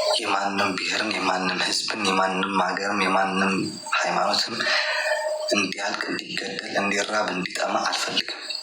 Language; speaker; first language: Amharic; non-native, local second language; Tigrinya